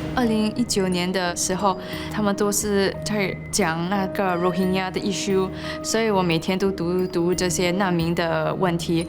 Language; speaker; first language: Chinese; non-native, local second language; English